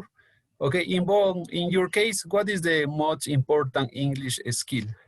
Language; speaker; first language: English; non-native, learner; Spanish